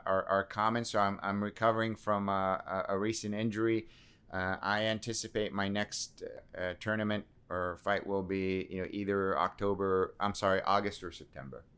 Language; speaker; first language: English; early bilingual, other home language; Assyrian Neo-Aramaic